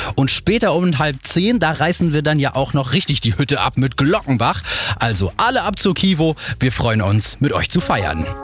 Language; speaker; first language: German; native; German